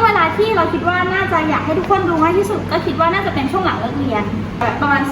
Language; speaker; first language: Thai; native; Thai